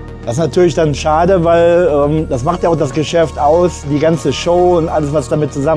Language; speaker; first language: German; native; German